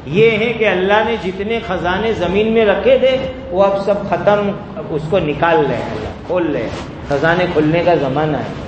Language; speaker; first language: Urdu; non-native, local second language; Gujarati